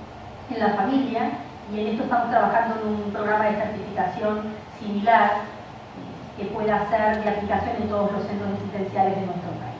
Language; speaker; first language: Spanish; native; Spanish